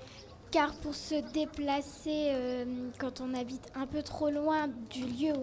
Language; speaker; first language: French; native; French